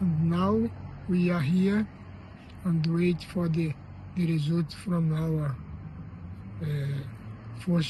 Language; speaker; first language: English; non-native, learner; Portuguese